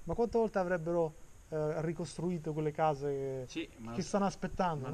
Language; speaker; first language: Italian; native; Italian